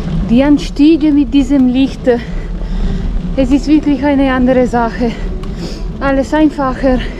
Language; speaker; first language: German; non-native, fluent; Italian